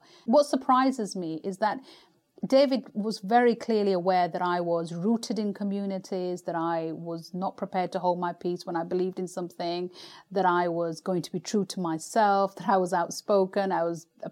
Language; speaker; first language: English; native; English